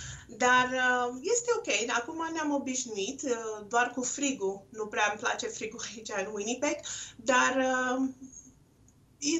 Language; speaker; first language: Romanian; non-native, local second language; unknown